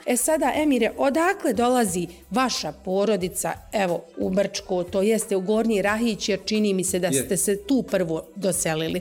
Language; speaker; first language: Serbian; native; Serbian